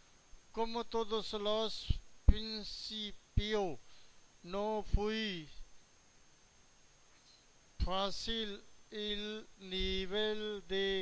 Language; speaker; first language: Spanish; non-native, learner; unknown